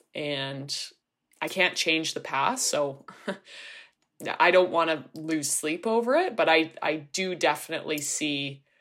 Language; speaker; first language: English; native; English